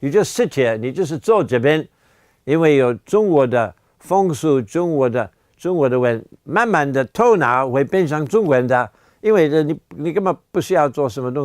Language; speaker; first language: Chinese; non-native, fluent; English